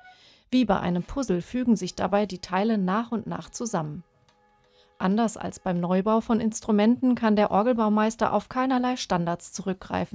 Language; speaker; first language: German; native; German